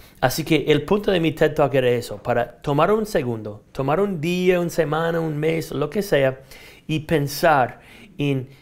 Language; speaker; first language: Spanish; non-native, fluent; English